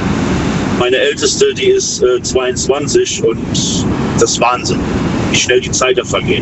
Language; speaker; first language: German; native; German